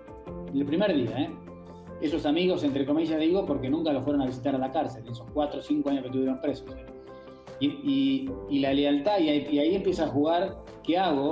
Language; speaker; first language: Spanish; native; Spanish